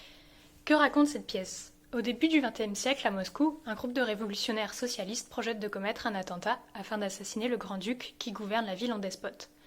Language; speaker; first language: French; native; French